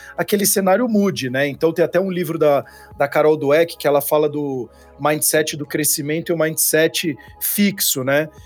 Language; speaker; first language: Portuguese; native; Portuguese